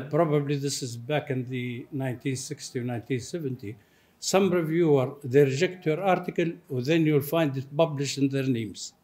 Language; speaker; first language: English; non-native, fluent; Arabic